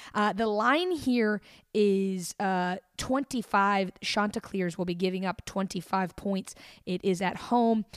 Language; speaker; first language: English; native; English